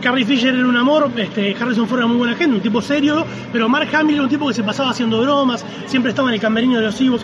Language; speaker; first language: Spanish; native; Spanish